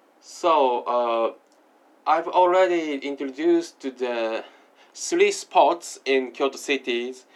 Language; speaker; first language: English; non-native, learner; Japanese